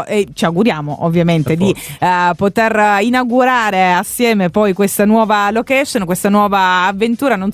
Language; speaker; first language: Italian; native; Italian